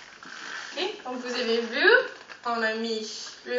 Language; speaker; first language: French; non-native, fluent; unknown